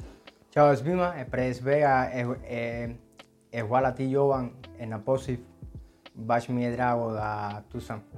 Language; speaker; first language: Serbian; non-native, learner; Spanish